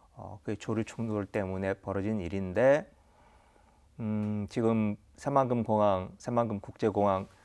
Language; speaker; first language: Korean; native; Korean